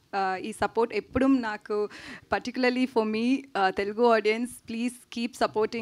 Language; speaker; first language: Telugu; non-native, local second language; Tamil